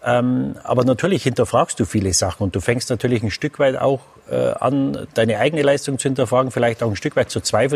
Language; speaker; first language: German; native; German